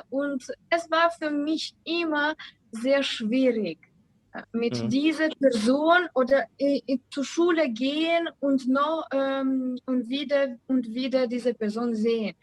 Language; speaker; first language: German; non-native, learner; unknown